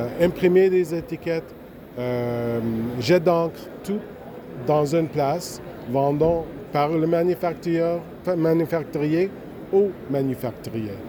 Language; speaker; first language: French; non-native, local second language; English